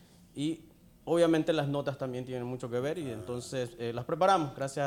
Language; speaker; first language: Spanish; native; Spanish